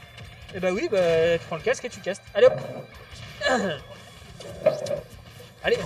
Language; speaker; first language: French; native; French